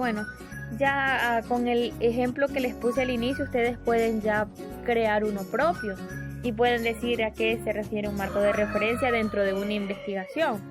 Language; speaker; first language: Spanish; native; Spanish